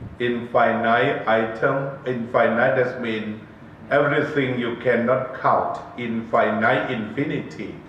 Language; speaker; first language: English; non-native, learner; Thai